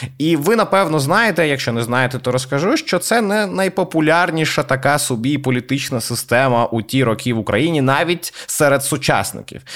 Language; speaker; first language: Ukrainian; non-native, local second language; Russian